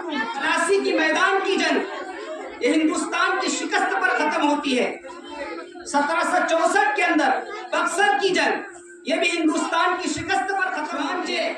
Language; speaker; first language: Urdu; native; Urdu